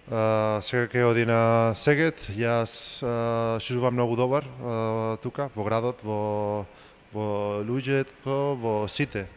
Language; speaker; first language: Macedonian; non-native, learner; Spanish